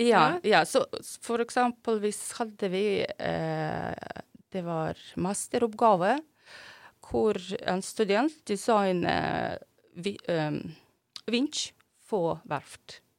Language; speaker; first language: Norwegian; non-native, fluent; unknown